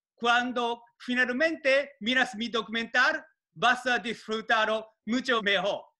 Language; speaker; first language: Spanish; non-native, learner; Japanese